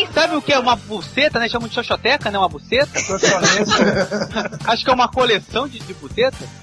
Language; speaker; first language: Portuguese; native; Portuguese